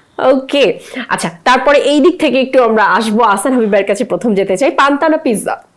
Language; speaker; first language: Bangla; native; Bangla